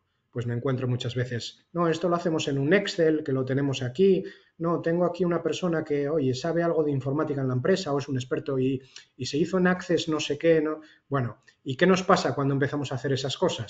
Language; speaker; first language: Spanish; native; Spanish